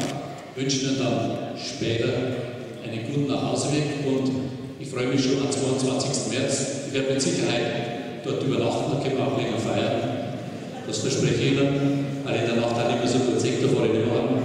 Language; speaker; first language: German; native; German